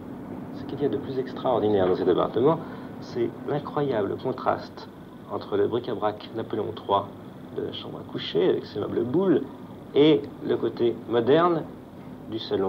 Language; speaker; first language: French; native; French